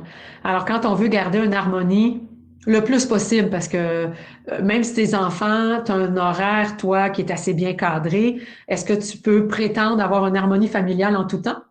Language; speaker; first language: French; native; French